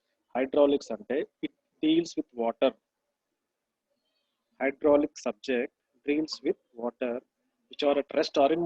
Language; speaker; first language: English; non-native, local second language; Telugu